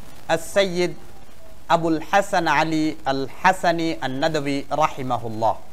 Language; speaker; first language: Arabic; non-native, fluent; Bangla